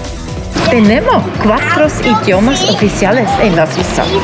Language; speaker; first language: Spanish; non-native, learner; Italian